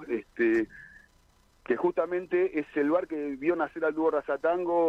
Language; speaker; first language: Spanish; native; Spanish